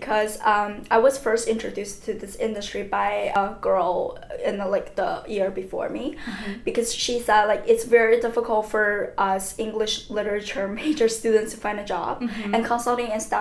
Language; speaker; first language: English; non-native, fluent; Chinese